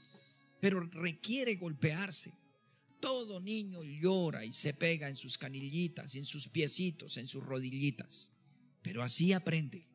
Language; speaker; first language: Spanish; native; Spanish